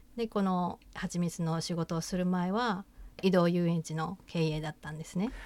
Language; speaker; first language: Japanese; native; Japanese